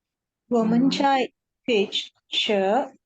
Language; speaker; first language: Chinese; non-native, learner; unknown